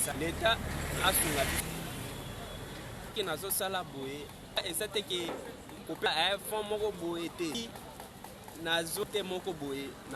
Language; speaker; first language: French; non-native, learner; Lingala